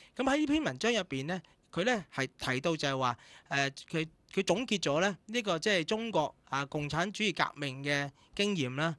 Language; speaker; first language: Cantonese; native; Cantonese